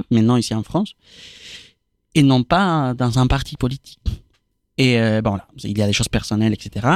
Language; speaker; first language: French; non-native, fluent; Spanish